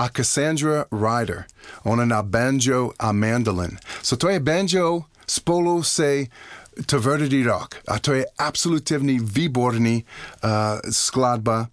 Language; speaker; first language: Czech; non-native, learner; English